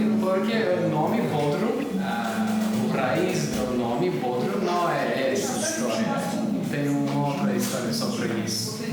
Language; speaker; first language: Portuguese; non-native, learner; Turkish